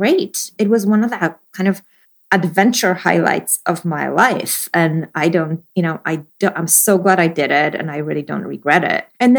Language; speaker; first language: English; non-native, fluent; Polish